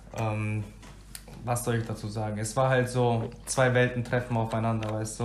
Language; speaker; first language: German; early bilingual, other home language; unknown